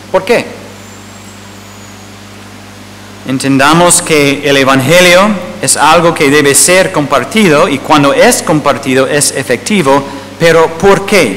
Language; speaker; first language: Spanish; non-native, fluent; English